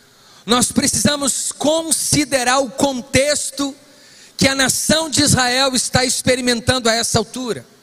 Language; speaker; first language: Portuguese; native; Portuguese